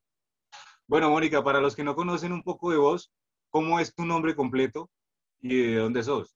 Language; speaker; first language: Spanish; native; Spanish